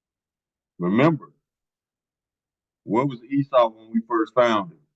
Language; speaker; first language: English; native; English